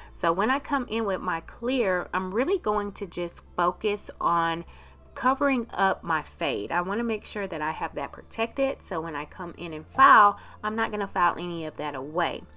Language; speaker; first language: English; native; English